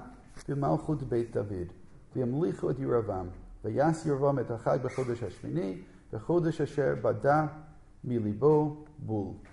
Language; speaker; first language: Hebrew; non-native, fluent; English